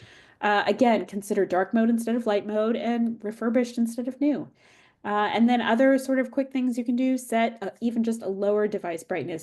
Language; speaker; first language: English; native; English